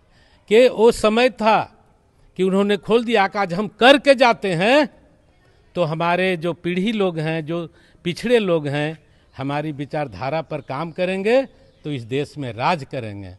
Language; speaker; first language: Hindi; native; Hindi